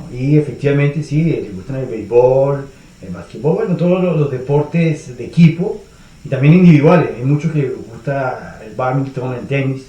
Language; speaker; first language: Spanish; native; Spanish